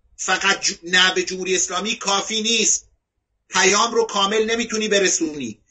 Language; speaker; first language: Persian; native; Persian